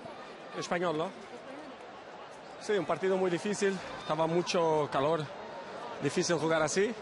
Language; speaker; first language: Italian; non-native, learner; Portuguese